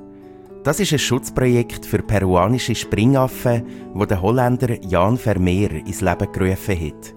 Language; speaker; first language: German; native; German